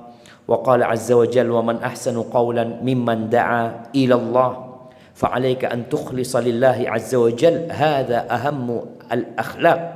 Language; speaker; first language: Arabic; non-native, fluent; Indonesian